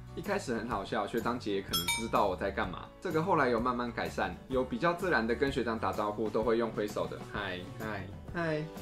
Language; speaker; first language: Chinese; non-native, fluent; Korean